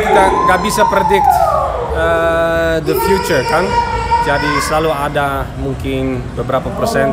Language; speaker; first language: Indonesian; non-native, fluent; Dutch